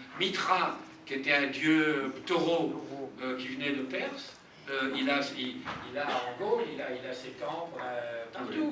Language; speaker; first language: French; native; French